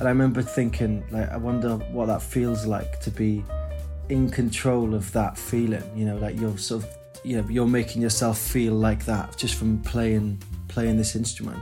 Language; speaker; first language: English; native; English